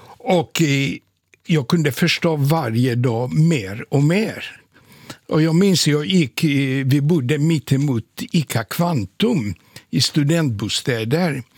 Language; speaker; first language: Swedish; non-native, fluent; Polish